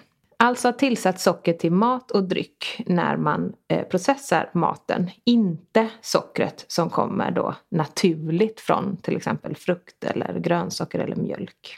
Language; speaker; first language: Swedish; native; Swedish